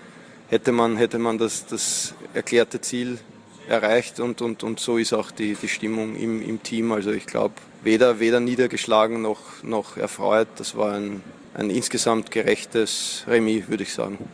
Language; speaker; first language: German; native; German